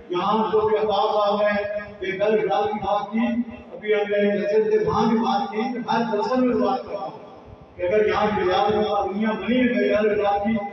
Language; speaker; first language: Urdu; non-native, local second language; Pahari-Potwari